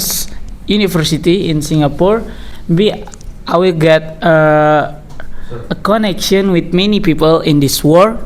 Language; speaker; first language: English; non-native, learner; Indonesian